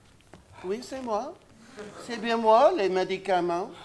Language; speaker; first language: French; non-native, fluent; English